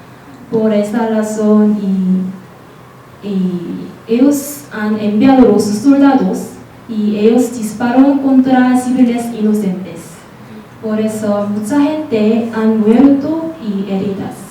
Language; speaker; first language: Spanish; non-native, learner; Korean